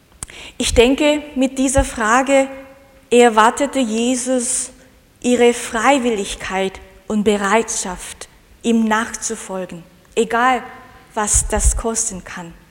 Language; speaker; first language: German; non-native, fluent; Korean